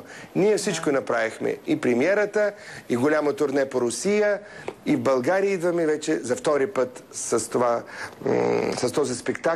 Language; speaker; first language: Bulgarian; early bilingual, heritage; Russian